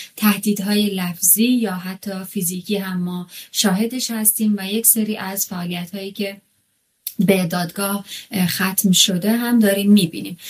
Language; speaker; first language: Persian; non-native, local second language; Kurdish